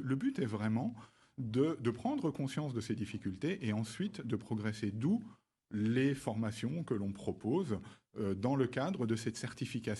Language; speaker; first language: French; native; French